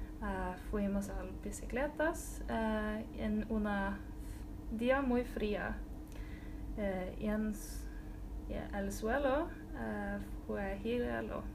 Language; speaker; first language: Spanish; non-native, learner; Norwegian